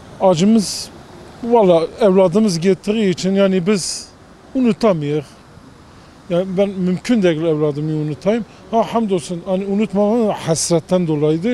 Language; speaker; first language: Turkish; non-native, local second language; Kurdish